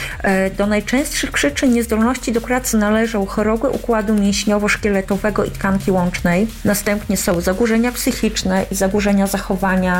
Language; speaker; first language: Polish; native; Polish